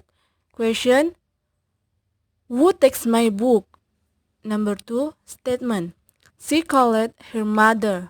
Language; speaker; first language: English; non-native, learner; Indonesian